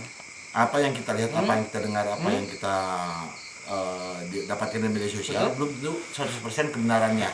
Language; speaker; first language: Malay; non-native, local second language; Sundanese